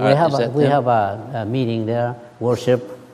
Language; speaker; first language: English; non-native, learner; Spanish